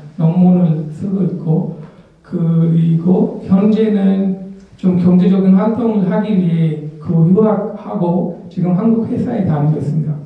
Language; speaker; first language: Korean; non-native, fluent; Urdu